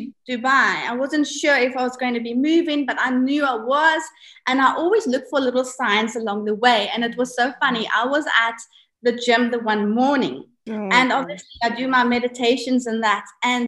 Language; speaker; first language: English; native; English